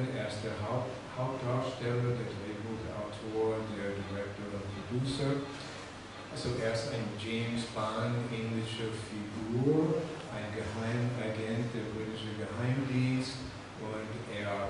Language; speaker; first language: German; non-native, fluent; English